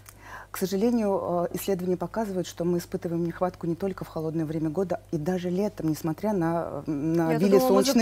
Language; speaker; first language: Russian; native; Russian